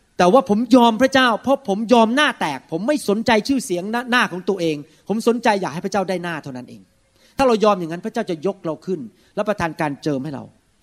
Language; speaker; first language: Thai; early bilingual, heritage; Thai